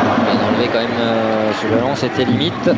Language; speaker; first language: French; native; French